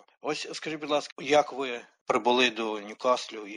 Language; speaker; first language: Ukrainian; native; Ukrainian